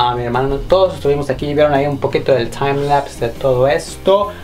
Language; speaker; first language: Spanish; native; Spanish